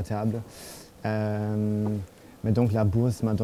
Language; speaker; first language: French; non-native, fluent; German